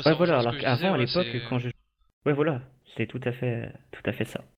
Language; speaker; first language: French; native; French